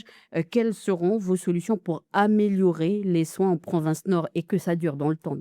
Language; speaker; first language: French; native; French